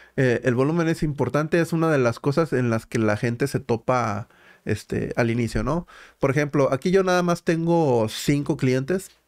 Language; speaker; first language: Spanish; native; Spanish